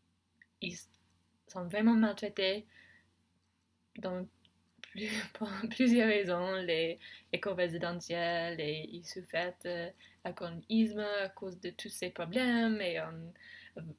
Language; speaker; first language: French; non-native, learner; English